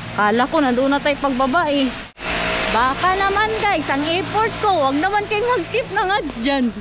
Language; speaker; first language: Filipino; non-native, local second language; Cebuano